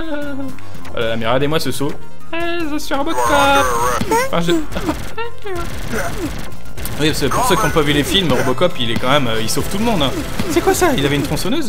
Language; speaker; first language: French; native; French